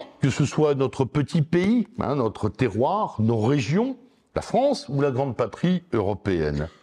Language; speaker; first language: French; native; French